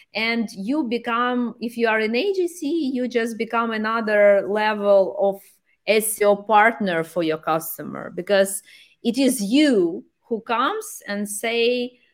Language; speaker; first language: English; non-native, fluent; Ukrainian